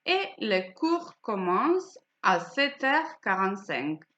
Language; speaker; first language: French; non-native, fluent; Macedonian